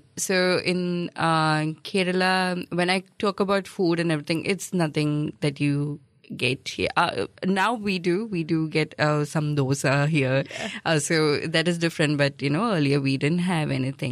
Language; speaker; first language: English; non-native, local second language; Malayalam